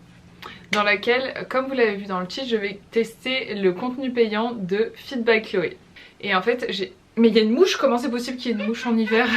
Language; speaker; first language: French; native; French